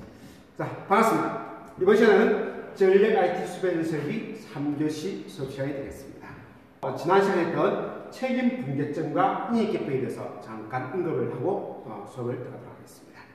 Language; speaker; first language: Korean; native; Korean